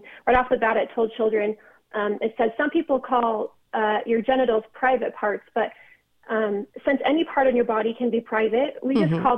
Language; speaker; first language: English; native; English